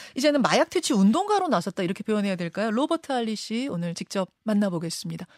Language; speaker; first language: Korean; native; Korean